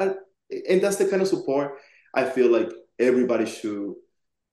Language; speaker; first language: English; non-native, fluent; Spanish